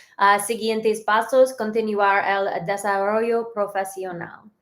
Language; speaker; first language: Spanish; early bilingual, heritage; English